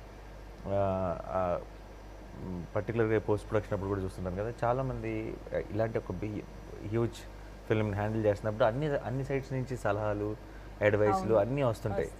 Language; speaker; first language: Telugu; native; Telugu